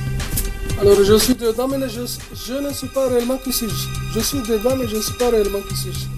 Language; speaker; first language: French; non-native, local second language; Comorian